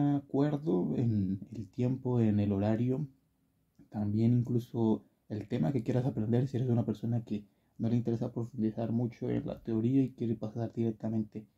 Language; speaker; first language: Spanish; native; Spanish